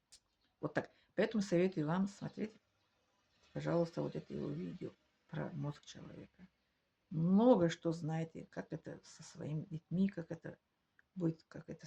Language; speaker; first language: Russian; non-native, learner; Tajik